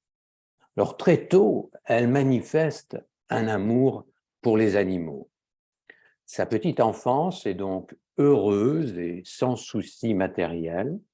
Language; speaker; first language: French; native; French